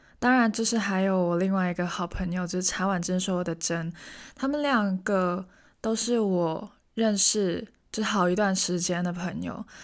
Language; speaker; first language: Chinese; non-native, local second language; Cantonese